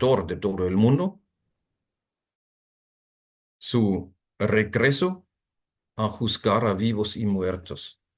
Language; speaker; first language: Spanish; non-native, fluent; German